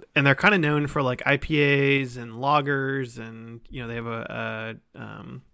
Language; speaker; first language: English; native; English